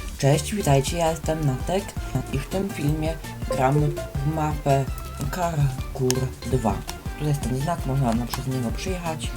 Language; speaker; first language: Polish; native; Polish